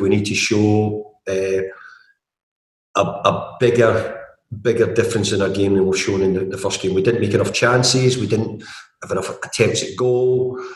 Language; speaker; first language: English; native; English